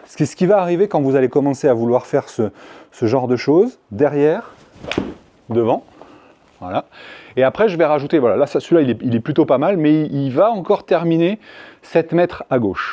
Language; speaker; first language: French; native; French